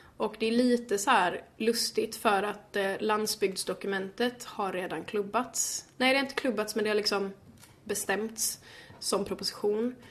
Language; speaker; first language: Swedish; native; Swedish